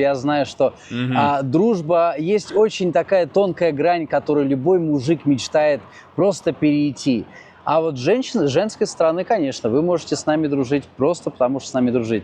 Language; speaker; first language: Russian; native; Russian